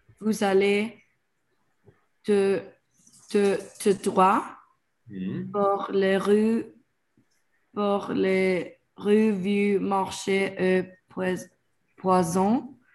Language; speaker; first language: French; non-native, learner; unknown